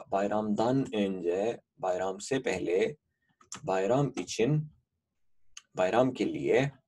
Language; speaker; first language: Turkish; non-native, fluent; Urdu